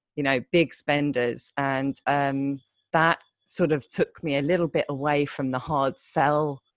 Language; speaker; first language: English; native; English